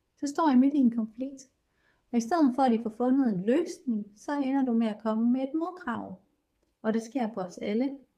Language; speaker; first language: Danish; native; Danish